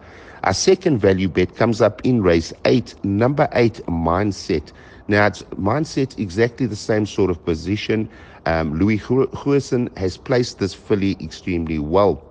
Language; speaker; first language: English; native; English